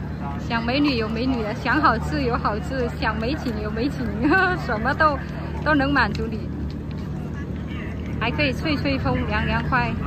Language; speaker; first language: Chinese; non-native, fluent; Vietnamese